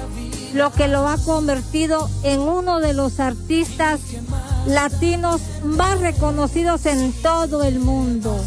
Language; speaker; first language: Spanish; native; Spanish